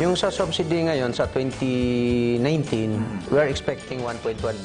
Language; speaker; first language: Filipino; native; Filipino